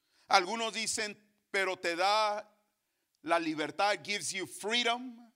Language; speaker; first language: Spanish; early bilingual, heritage; Spanish